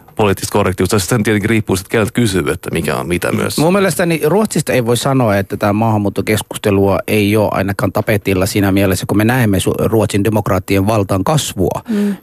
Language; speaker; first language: Finnish; early bilingual, heritage; Finnish